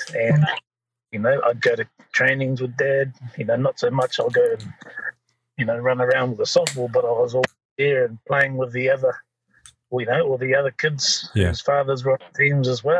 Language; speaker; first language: English; native; English